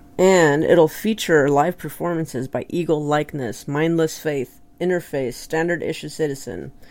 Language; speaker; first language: English; native; English